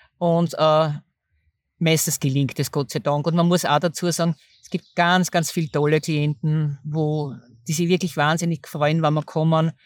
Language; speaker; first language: German; native; German